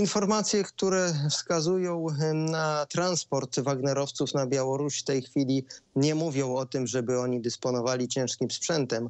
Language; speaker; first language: Polish; native; Polish